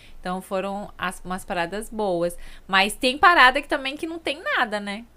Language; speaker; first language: Portuguese; native; Portuguese